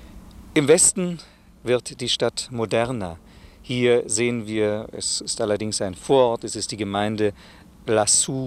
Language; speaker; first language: German; native; German